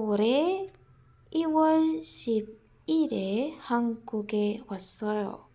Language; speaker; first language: Korean; non-native, fluent; Indonesian